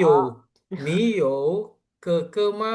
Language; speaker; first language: Chinese; non-native, learner; Indonesian